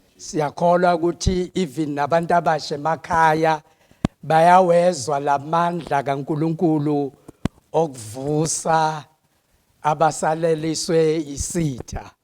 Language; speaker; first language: Zulu; non-native, local second language; South Ndebele